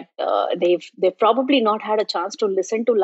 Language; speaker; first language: English; non-native, local second language; Tamil